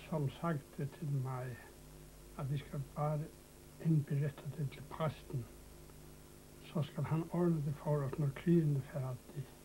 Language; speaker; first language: Danish; non-native, local second language; Faroese